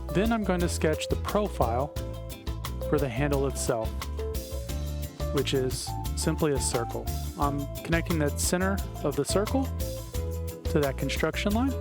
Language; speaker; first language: English; native; English